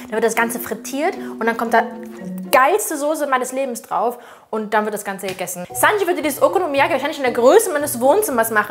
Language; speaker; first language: German; native; German